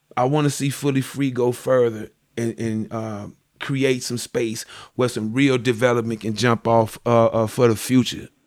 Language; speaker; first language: English; native; English